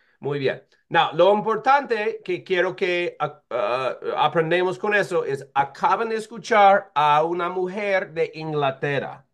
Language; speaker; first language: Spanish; non-native, fluent; English